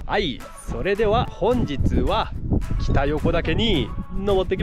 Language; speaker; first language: Japanese; native; Japanese